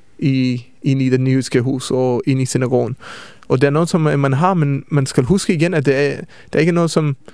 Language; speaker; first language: Danish; early bilingual, heritage; Danish